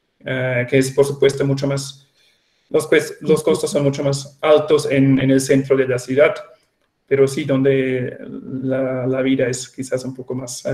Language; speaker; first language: Spanish; non-native, fluent; Swiss German